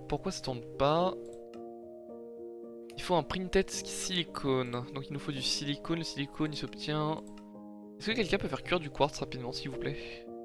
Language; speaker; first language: French; native; French